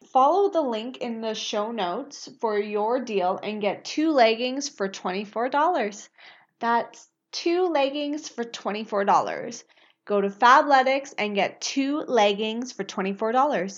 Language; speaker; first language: English; native; English